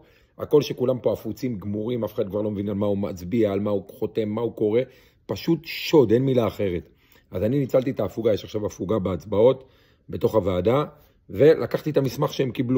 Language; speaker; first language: Hebrew; native; Hebrew